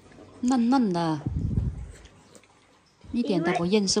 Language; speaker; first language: Chinese; native; Chinese